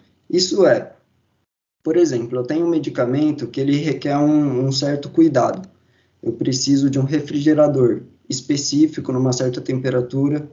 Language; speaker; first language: Portuguese; native; Portuguese